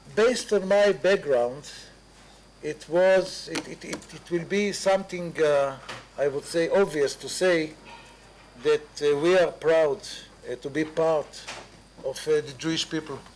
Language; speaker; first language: English; non-native, fluent; Hebrew